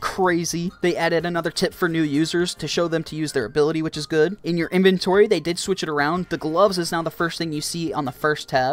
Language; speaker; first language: English; native; English